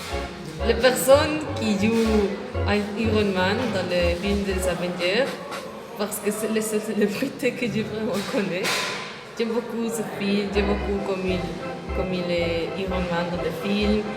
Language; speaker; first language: French; non-native, learner; Spanish